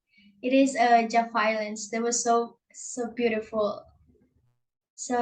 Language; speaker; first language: English; non-native, learner; Indonesian